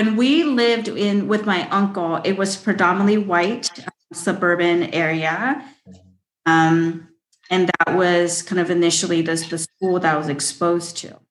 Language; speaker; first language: English; early bilingual, other home language; Chinese